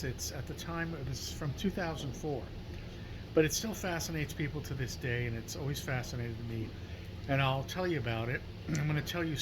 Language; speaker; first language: English; native; English